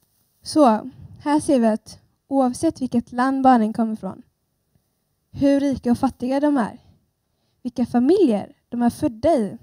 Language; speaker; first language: Swedish; early bilingual, other home language; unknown